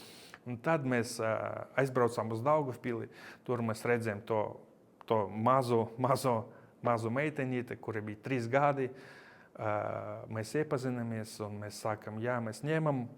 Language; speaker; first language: Latvian; non-native, local second language; Russian